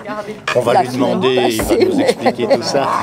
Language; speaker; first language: French; native; French